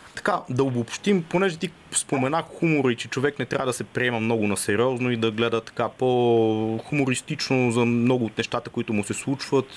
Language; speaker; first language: Bulgarian; native; Bulgarian